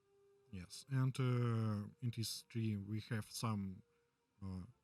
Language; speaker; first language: English; non-native, learner; Russian